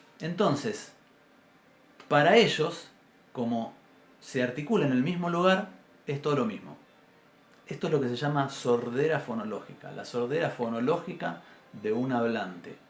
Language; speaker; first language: Spanish; native; Spanish